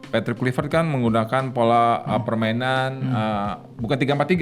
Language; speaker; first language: Indonesian; native; Indonesian